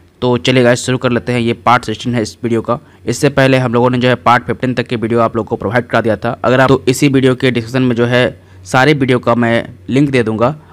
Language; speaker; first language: Hindi; native; Hindi